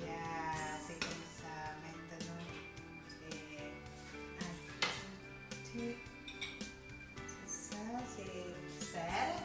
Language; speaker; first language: French; non-native, learner; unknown